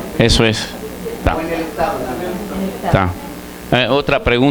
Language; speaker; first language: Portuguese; non-native, learner; Spanish